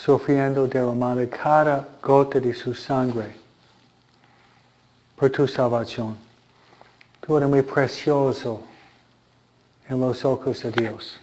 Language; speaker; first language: Spanish; non-native, fluent; Italian